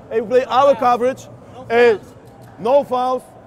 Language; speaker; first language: English; non-native, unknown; Polish